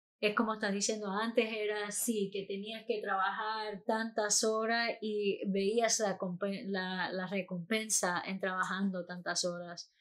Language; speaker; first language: Spanish; early bilingual, heritage; Spanish